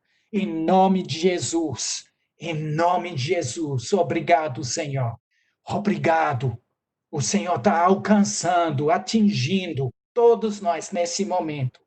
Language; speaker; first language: Portuguese; non-native, fluent; English